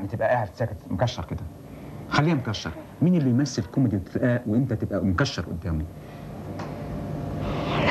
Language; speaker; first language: Arabic; native; Arabic